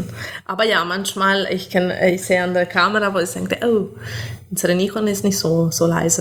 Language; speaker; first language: German; non-native, fluent; Italian